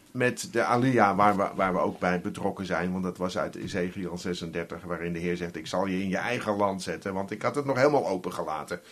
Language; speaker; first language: Dutch; native; Dutch